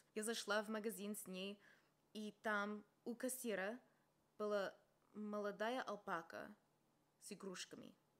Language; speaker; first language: Russian; non-native, fluent; English